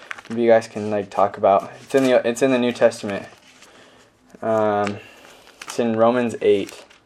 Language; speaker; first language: English; native; English